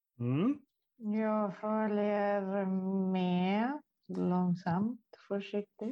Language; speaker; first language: Swedish; non-native, fluent; Italian